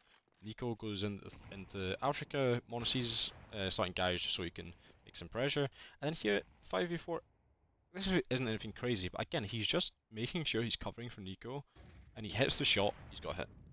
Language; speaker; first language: English; native; English